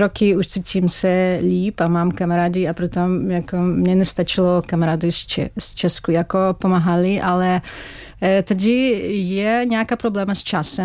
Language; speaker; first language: Czech; non-native, learner; Ukrainian